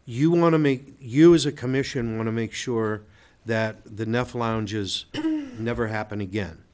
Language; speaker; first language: English; native; English